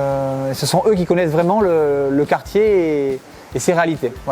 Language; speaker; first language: French; native; French